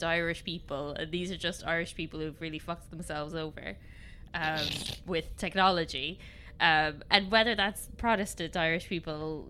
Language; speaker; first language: English; native; English